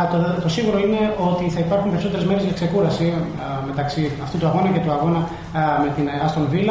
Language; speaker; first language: Greek; native; Greek